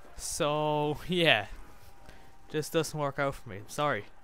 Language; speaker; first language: English; native; English